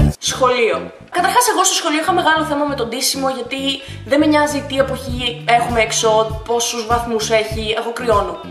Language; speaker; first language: Greek; early bilingual, other home language; Russian